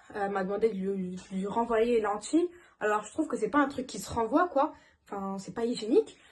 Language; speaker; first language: French; native; French